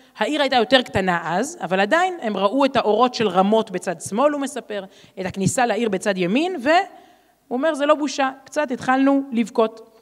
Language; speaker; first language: Hebrew; native; Hebrew